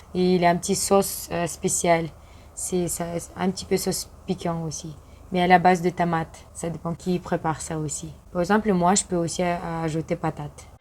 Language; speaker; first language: French; non-native, learner; Kyrgyz